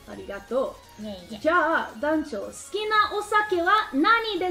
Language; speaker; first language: Japanese; non-native, learner; English